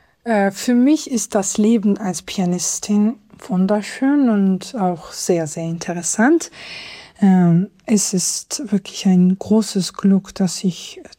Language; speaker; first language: German; non-native, fluent; Georgian